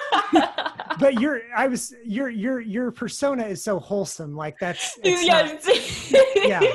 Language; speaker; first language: English; native; English